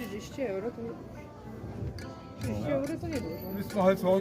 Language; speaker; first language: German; non-native, learner; Polish